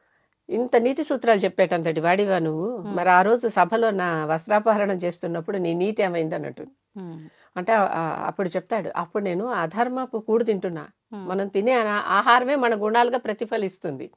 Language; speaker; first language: Telugu; native; Telugu